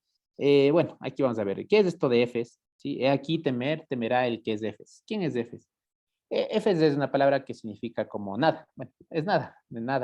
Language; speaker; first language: Spanish; native; Spanish